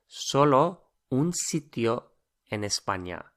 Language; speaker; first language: Spanish; non-native, fluent; English